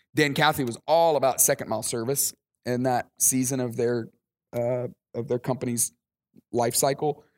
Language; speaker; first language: English; native; English